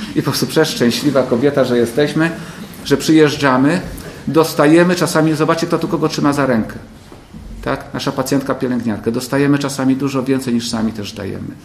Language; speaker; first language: Polish; native; Polish